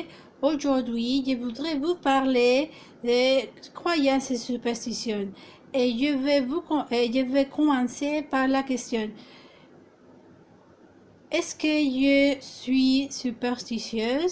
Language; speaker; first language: French; non-native, fluent; Spanish